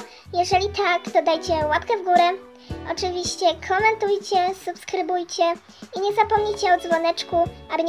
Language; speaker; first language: Polish; native; Polish